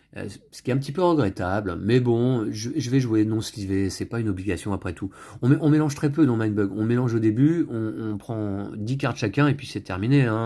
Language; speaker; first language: French; native; French